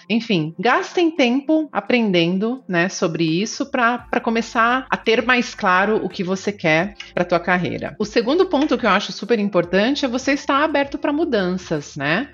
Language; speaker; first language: Portuguese; native; Portuguese